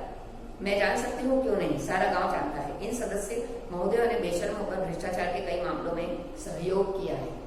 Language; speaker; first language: Hindi; non-native, local second language; Gujarati